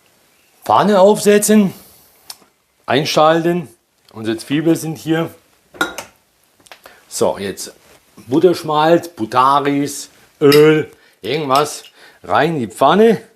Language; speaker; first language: German; early bilingual, other home language; Polish